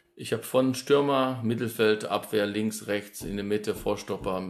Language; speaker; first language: German; early bilingual, other home language; Polish